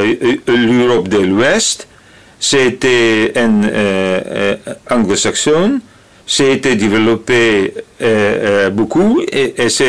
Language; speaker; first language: French; non-native, learner; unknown